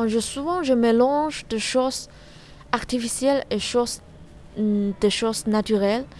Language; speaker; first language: French; non-native, learner; Chinese